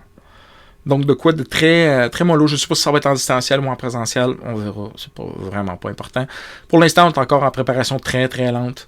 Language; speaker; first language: French; native; French